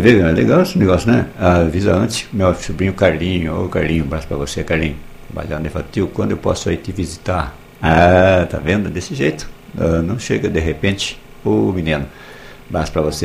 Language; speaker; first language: Portuguese; native; Portuguese